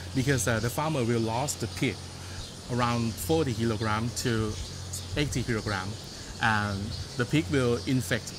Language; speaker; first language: English; non-native, fluent; Thai